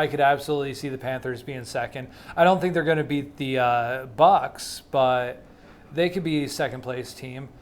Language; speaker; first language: English; native; English